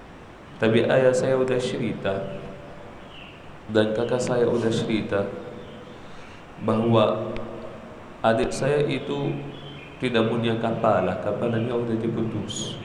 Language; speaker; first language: Indonesian; non-native, learner; Arabic